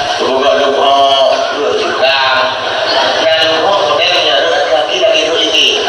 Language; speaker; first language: Malay; non-native, local second language; Achinese